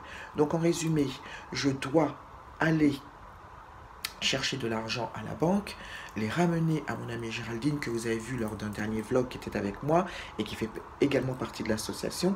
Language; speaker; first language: French; native; French